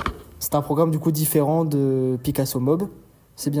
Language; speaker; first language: French; native; French